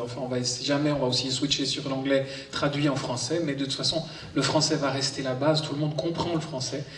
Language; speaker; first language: French; native; French